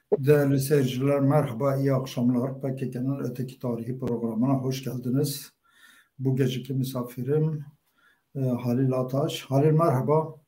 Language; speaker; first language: Turkish; non-native, local second language; Kurdish